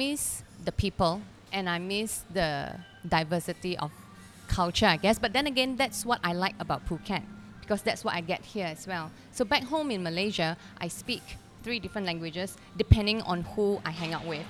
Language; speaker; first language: English; non-native, local second language; Cantonese